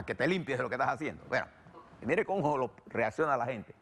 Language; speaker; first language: Spanish; native; Spanish